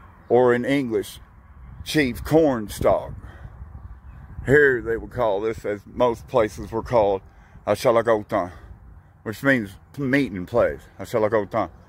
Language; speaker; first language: English; native; English